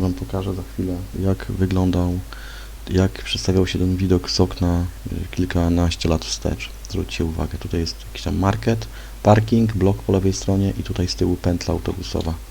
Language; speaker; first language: Polish; native; Polish